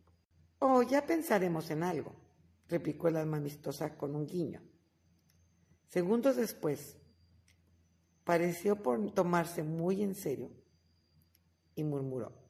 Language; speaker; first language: Spanish; native; Spanish